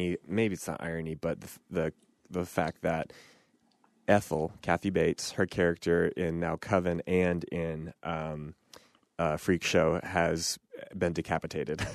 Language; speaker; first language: English; native; English